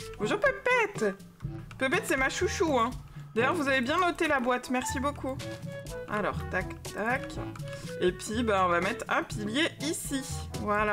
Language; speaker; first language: French; native; French